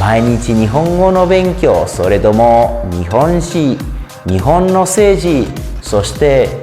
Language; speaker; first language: Japanese; non-native, fluent; Spanish